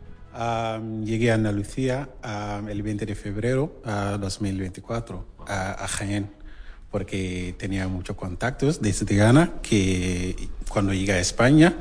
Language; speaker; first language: Spanish; non-native, learner; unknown